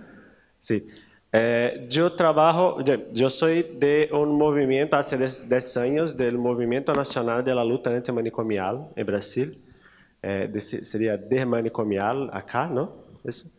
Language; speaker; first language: Spanish; non-native, learner; Portuguese